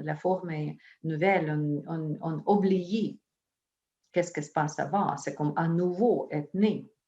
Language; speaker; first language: French; non-native, fluent; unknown